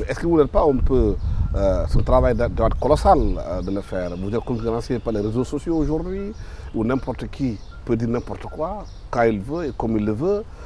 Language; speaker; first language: French; non-native, local second language; Wolof